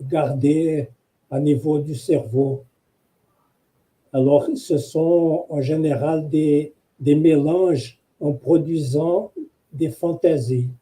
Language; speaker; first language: French; non-native, fluent; Portuguese